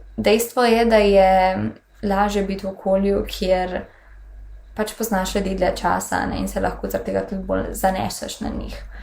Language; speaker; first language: Slovenian; native; Slovenian